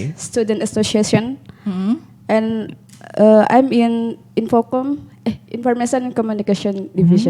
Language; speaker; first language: English; non-native, learner; Indonesian